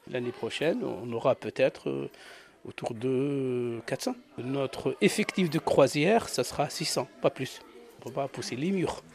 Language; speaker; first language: French; native; French